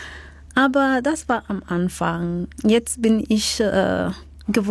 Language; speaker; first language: German; non-native, fluent; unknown